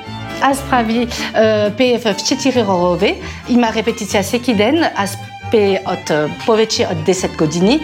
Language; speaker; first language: Bulgarian; non-native, learner; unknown